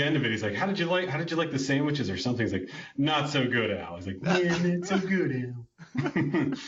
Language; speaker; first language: English; native; English